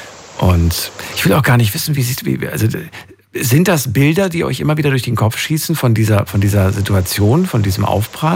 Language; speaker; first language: German; native; German